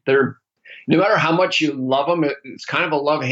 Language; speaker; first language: English; native; English